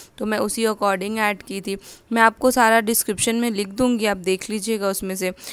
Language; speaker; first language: Hindi; native; Hindi